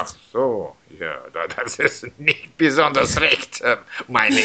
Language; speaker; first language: German; non-native, learner; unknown